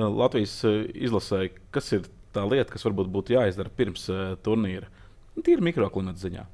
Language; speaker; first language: Latvian; native; Latvian